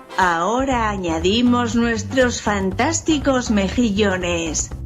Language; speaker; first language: Spanish; non-native, learner; Italian